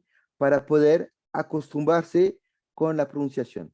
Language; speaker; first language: Spanish; non-native, fluent; French